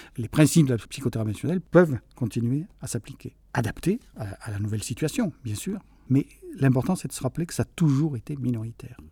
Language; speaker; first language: French; early bilingual, other home language; Catalan